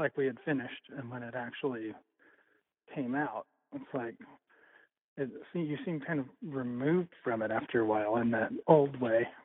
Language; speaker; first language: English; native; English